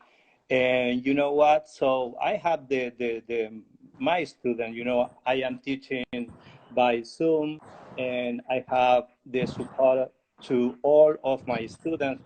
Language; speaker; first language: English; non-native, learner; Spanish